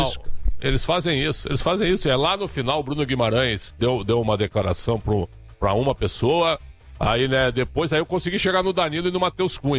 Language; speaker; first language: Portuguese; native; Portuguese